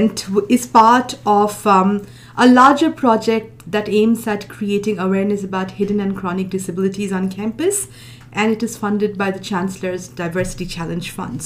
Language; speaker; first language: English; non-native, local second language; Bangla